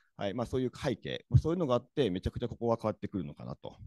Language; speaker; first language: Japanese; native; Japanese